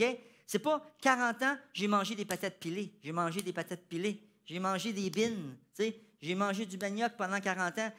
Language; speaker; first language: French; native; French